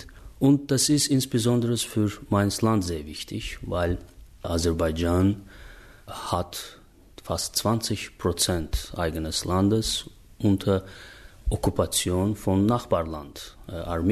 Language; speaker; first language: German; non-native, fluent; Azerbaijani